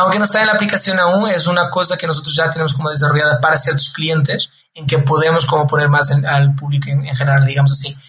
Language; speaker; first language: Spanish; non-native, fluent; Portuguese